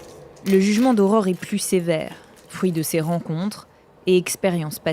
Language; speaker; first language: French; native; French